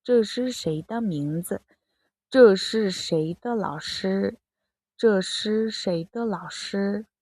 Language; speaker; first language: Chinese; non-native, fluent; Mongolian